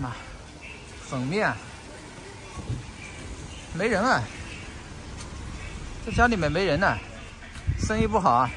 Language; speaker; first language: Chinese; non-native, local second language; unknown